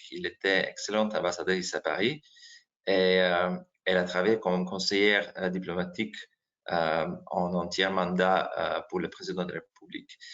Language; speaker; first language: French; non-native, fluent; Slovenian